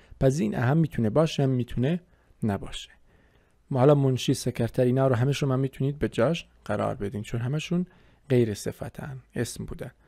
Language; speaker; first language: Persian; non-native, local second language; Kurdish